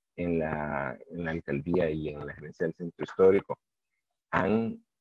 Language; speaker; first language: Spanish; native; Spanish